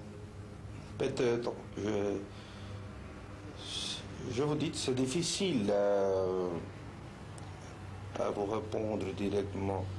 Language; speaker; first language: French; non-native, fluent; Spanish